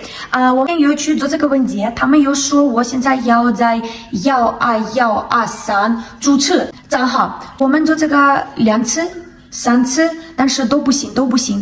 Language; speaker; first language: Chinese; non-native, learner; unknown